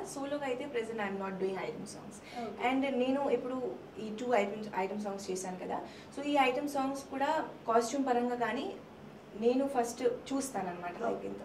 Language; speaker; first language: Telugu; non-native, local second language; Hindi